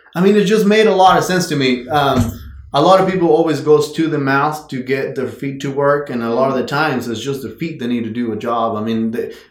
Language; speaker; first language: English; non-native, fluent; Spanish